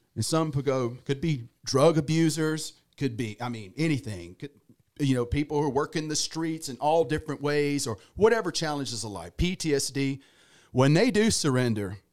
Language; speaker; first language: English; native; English